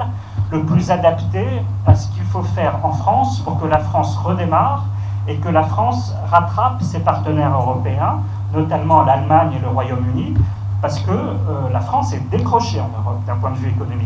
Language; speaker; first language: French; native; French